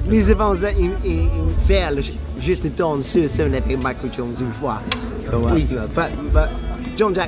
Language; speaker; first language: French; non-native, learner; English